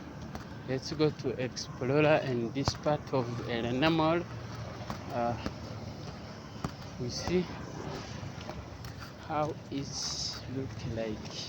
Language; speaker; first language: English; non-native, learner; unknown